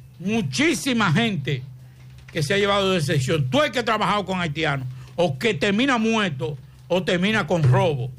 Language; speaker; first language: Spanish; native; Spanish